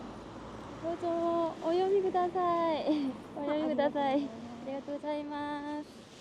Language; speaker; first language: Japanese; non-native, learner; Korean